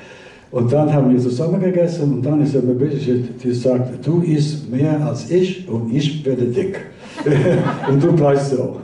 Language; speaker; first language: German; early bilingual, heritage; Italian